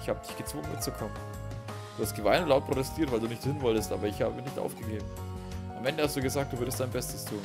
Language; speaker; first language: German; native; German